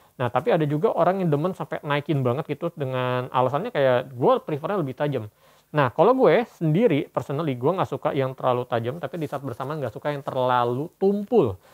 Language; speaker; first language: Indonesian; native; Indonesian